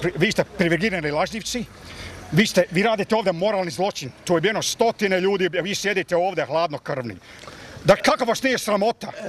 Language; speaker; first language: Bosnian; early bilingual, heritage; Croatian